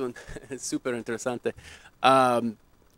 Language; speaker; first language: Spanish; non-native, fluent; English